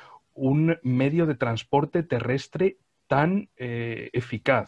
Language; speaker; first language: Spanish; native; Spanish